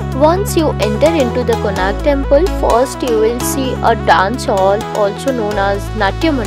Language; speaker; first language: English; non-native, local second language; Odia